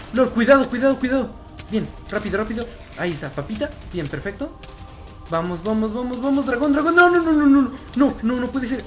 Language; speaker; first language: Spanish; native; Spanish